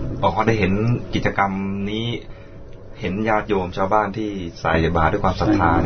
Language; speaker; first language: Thai; native; Thai